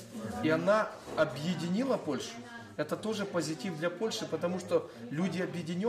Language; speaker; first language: Russian; non-native, local second language; Ukrainian